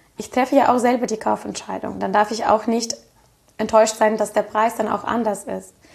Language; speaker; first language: German; non-native, fluent; Russian